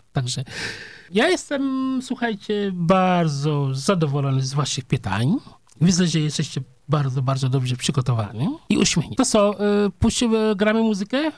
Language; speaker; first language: Polish; non-native, fluent; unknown